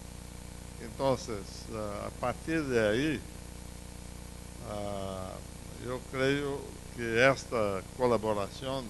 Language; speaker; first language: Portuguese; non-native, fluent; Spanish